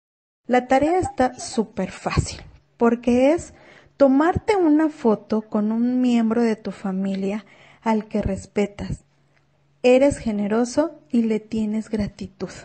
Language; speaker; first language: Spanish; native; Spanish